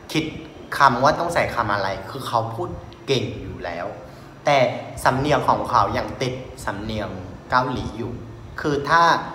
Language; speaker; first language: Thai; non-native, fluent; Vietnamese